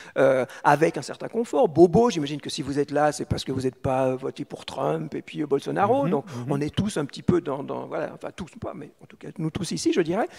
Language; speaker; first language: French; native; French